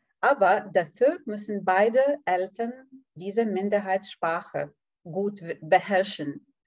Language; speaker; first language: German; non-native, fluent; Lithuanian